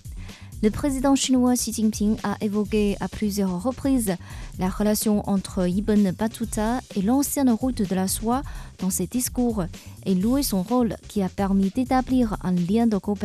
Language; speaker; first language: French; non-native, fluent; Chinese